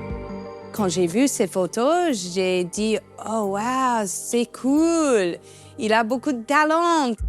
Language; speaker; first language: French; non-native, learner; English